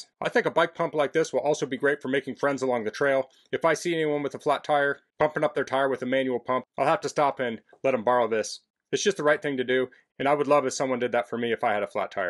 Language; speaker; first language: English; native; English